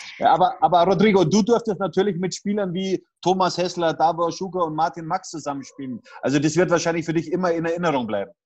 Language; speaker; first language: German; native; German